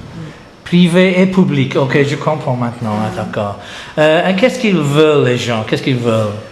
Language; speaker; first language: French; non-native, learner; English